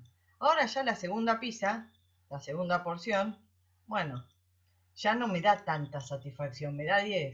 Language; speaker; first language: Spanish; native; Spanish